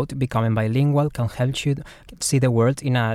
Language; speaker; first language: English; non-native, fluent; Spanish